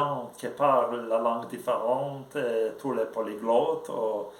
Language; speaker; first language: French; non-native, learner; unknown